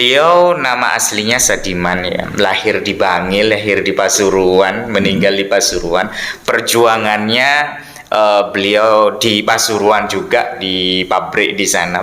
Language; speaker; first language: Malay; non-native, local second language; Madurese